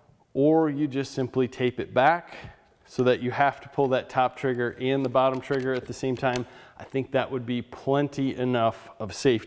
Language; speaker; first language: English; native; English